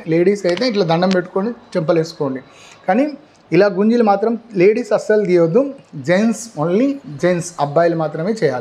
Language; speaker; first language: Telugu; native; Telugu